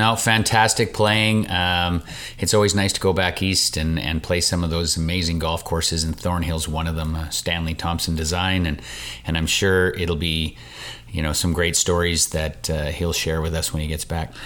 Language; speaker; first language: English; native; English